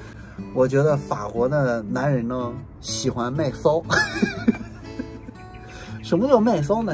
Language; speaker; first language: Chinese; native; Chinese